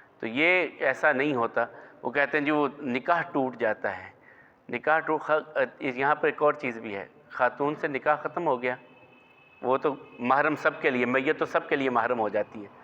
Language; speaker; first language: Urdu; non-native, local second language; Punjabi